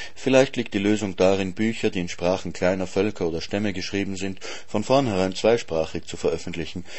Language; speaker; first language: German; native; German